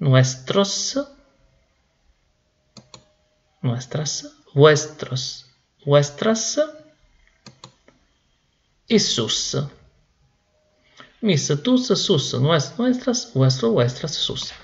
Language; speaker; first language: Spanish; non-native, fluent; Italian